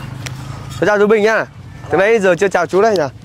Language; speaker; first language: Vietnamese; native; Vietnamese